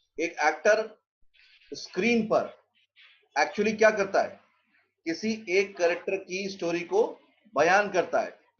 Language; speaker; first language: Hindi; native; Hindi